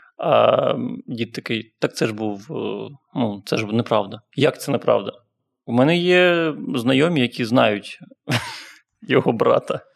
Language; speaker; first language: Ukrainian; non-native, local second language; Russian